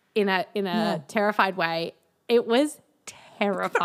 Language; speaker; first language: English; native; English